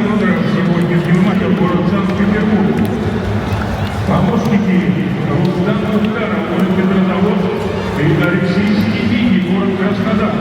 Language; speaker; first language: Russian; native; Russian